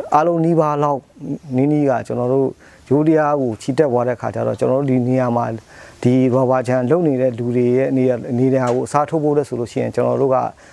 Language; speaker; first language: Burmese; non-native, local second language; Mon